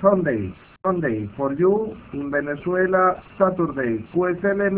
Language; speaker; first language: English; non-native, learner; Spanish